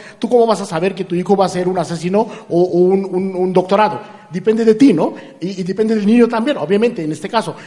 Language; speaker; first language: Spanish; non-native, fluent; Marathi